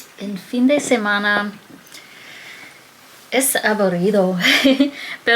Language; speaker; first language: Spanish; non-native, learner; English